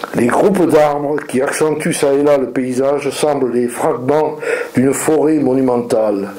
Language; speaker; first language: French; native; French